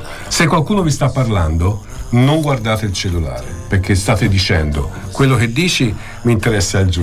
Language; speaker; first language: Italian; native; Italian